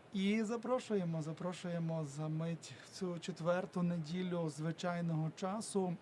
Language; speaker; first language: Ukrainian; native; Ukrainian